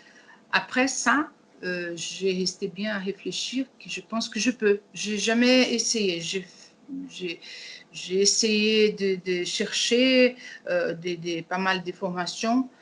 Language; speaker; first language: French; non-native, learner; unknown